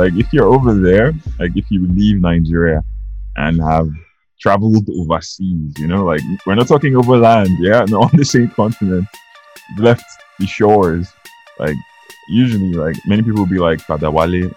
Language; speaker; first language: English; non-native, local second language; Yoruba